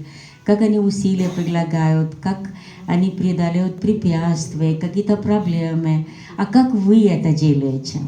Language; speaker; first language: Russian; non-native, fluent; Hindi